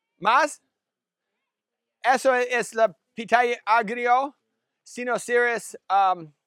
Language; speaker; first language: Spanish; non-native, learner; English